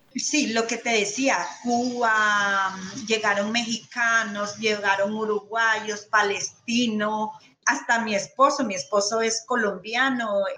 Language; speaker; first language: Spanish; native; Spanish